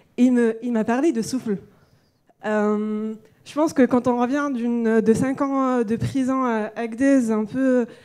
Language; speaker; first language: French; non-native, local second language; Arabic